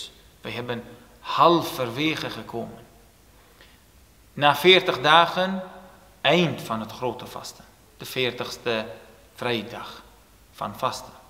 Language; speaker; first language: Dutch; non-native, fluent; Turoyo